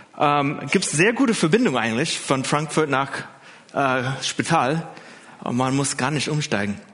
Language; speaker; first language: German; non-native, fluent; English